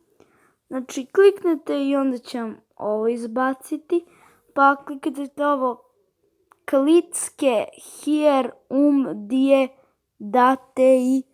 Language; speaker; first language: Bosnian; early bilingual, heritage; Croatian